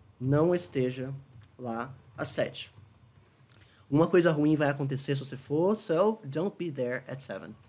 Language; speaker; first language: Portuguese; native; Portuguese